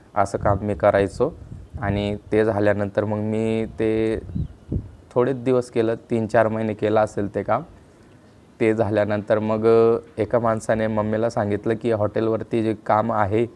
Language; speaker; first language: Marathi; non-native, local second language; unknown